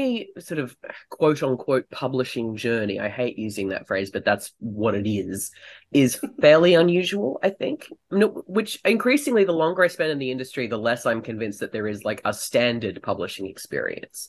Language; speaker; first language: English; native; English